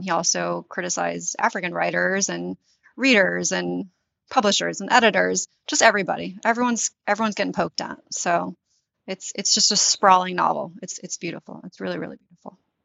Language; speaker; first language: English; native; English